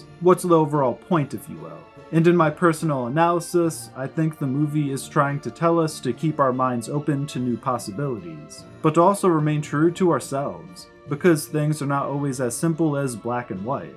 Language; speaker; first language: English; native; English